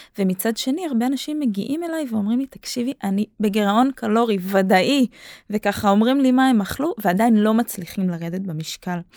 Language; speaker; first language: Hebrew; native; Hebrew